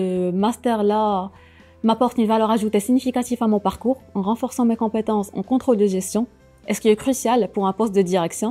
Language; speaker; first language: French; non-native, local second language; Arabic